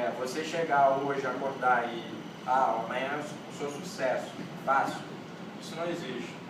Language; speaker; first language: Portuguese; non-native, local second language; Kabuverdianu